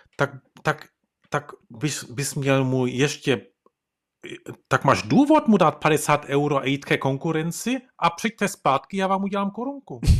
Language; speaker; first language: Czech; early bilingual, heritage; Czech